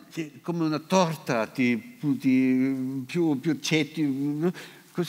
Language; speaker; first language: Italian; non-native, fluent; German